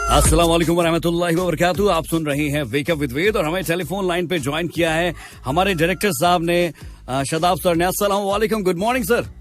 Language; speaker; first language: Hindi; native; Hindi